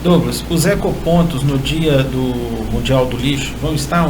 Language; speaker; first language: Portuguese; native; Portuguese